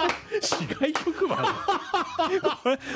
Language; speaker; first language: Japanese; native; Japanese